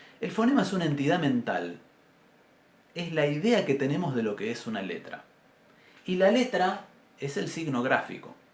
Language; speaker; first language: Spanish; native; Spanish